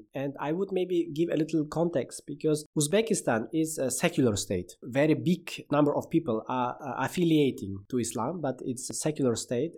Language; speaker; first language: English; non-native, fluent; Uzbek